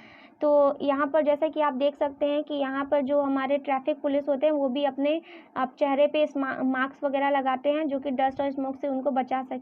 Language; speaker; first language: Hindi; native; Hindi